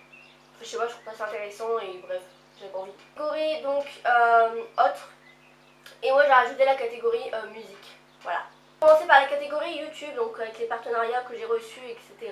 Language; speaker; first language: French; native; French